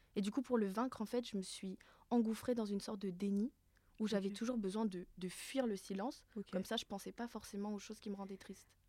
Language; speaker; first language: French; native; French